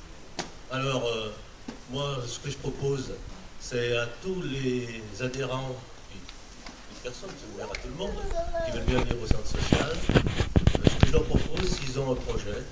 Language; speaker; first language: French; native; French